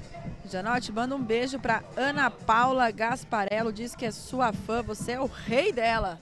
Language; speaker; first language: Portuguese; native; Portuguese